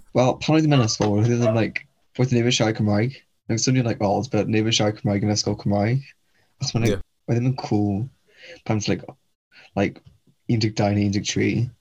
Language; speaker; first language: Welsh; non-native, local second language; English